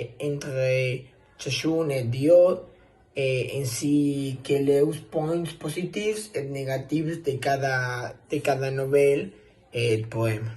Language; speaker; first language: French; non-native, learner; Spanish